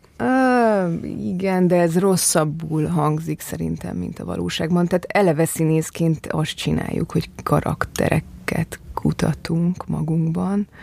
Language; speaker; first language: Hungarian; native; Hungarian